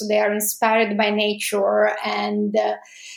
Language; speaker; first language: English; non-native, fluent; Italian